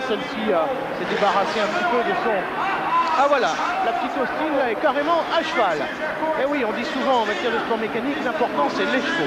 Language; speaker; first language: French; native; French